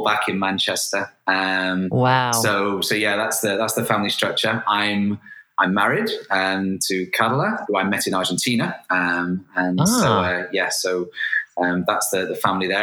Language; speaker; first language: English; native; English